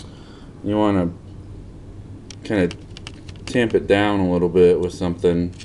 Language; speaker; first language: English; native; English